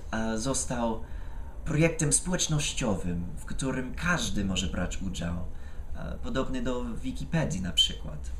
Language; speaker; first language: Polish; non-native, fluent; English